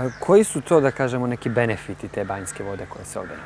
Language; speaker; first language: Bosnian; native; Bosnian